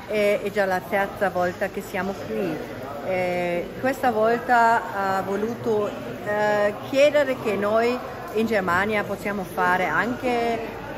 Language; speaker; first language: Italian; non-native, learner; German